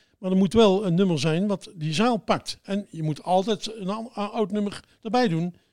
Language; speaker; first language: Dutch; native; Dutch